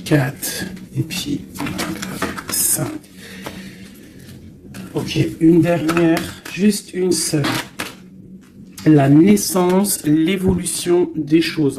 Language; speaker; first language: French; native; French